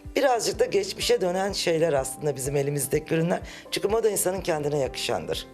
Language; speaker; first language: Turkish; native; Turkish